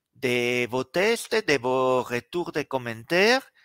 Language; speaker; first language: French; native; French